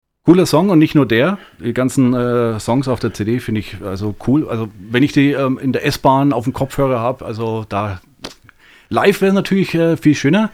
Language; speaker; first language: German; native; German